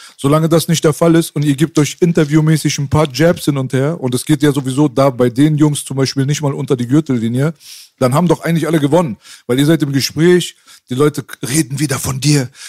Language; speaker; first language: German; native; German